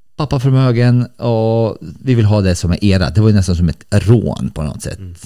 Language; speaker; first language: Swedish; early bilingual, other home language; Bosnian